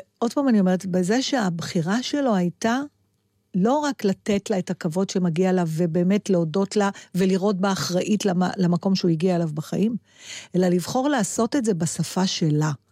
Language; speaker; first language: Hebrew; native; Hebrew